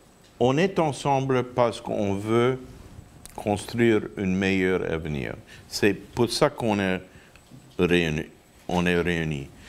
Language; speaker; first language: French; non-native, fluent; English